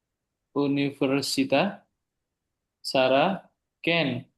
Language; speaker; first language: Hebrew; non-native, learner; Indonesian